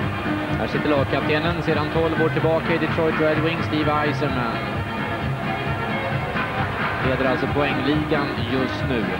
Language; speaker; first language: Swedish; native; Swedish